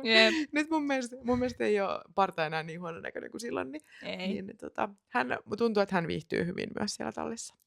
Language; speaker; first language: Finnish; native; Finnish